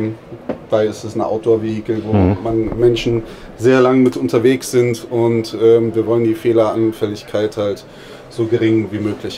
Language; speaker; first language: German; native; German